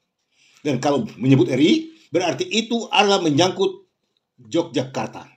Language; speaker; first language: Indonesian; native; Indonesian